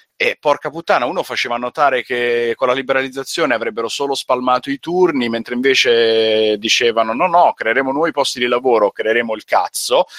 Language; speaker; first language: Italian; native; Italian